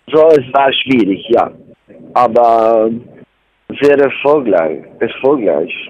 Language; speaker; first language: German; non-native, learner; Italian